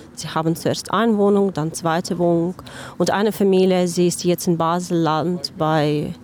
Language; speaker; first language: German; non-native, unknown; Ukrainian